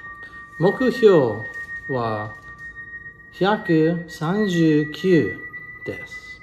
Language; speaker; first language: Japanese; non-native, learner; English